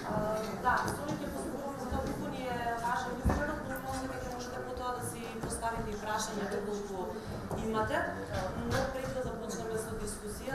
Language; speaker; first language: Macedonian; native; Macedonian